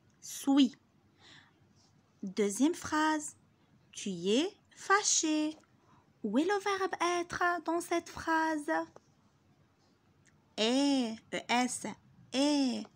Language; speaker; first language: French; non-native, local second language; Arabic